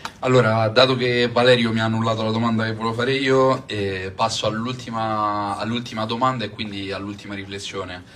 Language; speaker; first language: Italian; native; Italian